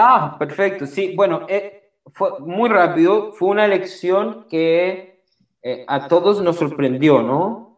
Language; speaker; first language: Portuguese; non-native, learner; Spanish